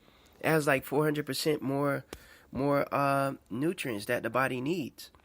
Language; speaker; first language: English; native; English